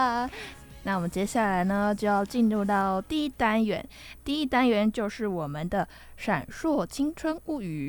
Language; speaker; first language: Chinese; native; Chinese